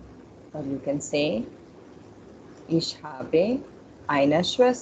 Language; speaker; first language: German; non-native, fluent; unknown